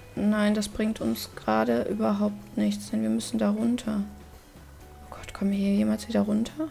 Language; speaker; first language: German; native; German